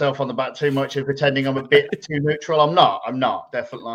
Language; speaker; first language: English; native; English